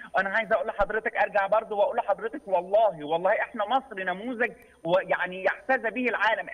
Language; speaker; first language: Egyptian Arabic; native; Egyptian Arabic